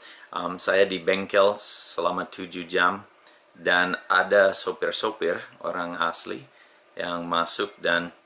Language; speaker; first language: Indonesian; non-native, fluent; English